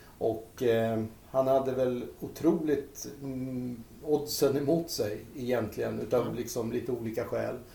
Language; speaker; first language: Swedish; native; Swedish